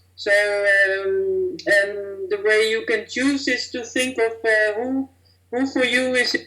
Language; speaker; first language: English; non-native, fluent; Dutch